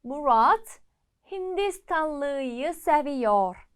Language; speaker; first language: Turkish; non-native, fluent; Korean